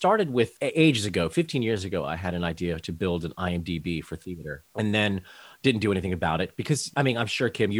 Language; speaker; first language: English; native; English